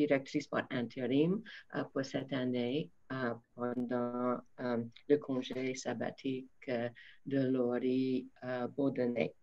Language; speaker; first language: French; non-native, fluent; English